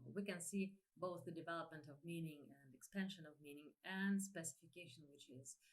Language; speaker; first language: English; non-native, fluent; Ukrainian